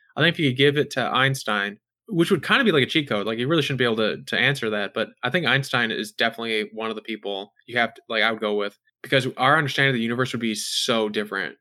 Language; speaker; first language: English; native; English